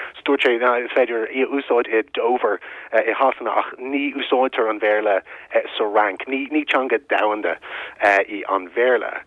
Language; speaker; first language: Irish; non-native, local second language; English